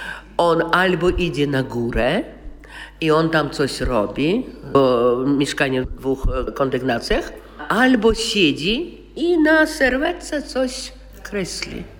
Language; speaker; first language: Polish; non-native, local second language; Russian